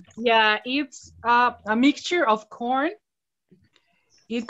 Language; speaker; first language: English; non-native, learner; Spanish